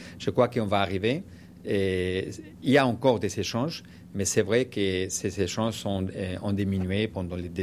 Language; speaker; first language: French; non-native, fluent; Spanish